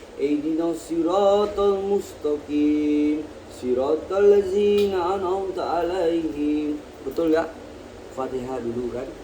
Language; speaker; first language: Malay; native; Malay